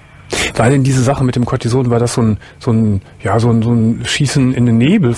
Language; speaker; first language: German; native; German